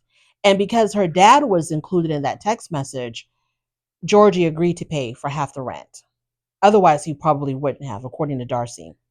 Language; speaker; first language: English; native; English